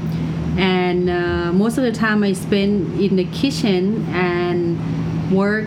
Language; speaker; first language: English; non-native, learner; Thai